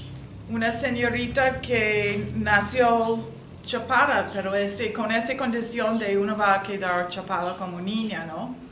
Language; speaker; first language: Spanish; non-native, learner; English